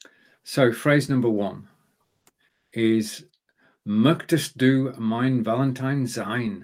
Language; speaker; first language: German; non-native, learner; English